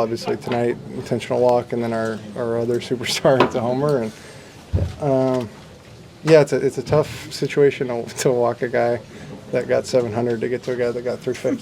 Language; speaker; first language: English; native; English